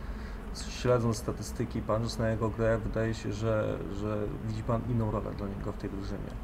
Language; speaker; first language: Polish; native; Polish